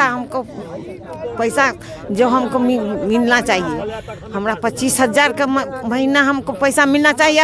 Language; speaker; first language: Hindi; non-native, local second language; Maithili